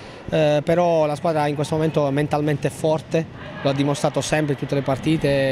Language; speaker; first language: Italian; native; Italian